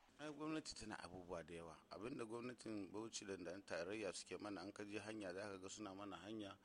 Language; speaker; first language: Hausa; non-native, local second language; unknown